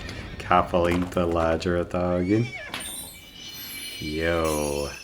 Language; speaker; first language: Irish; non-native, local second language; English